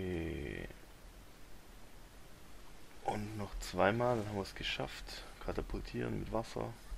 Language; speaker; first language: German; native; German